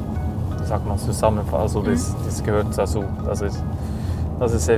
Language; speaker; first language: German; non-native, fluent; Norwegian